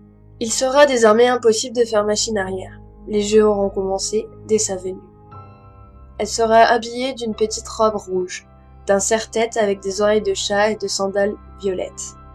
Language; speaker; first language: French; native; French